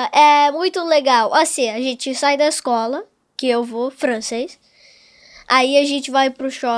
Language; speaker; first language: Portuguese; non-native, local second language; English